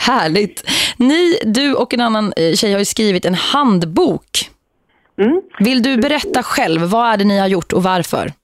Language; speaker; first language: Swedish; native; Swedish